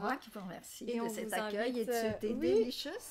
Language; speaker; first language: French; native; French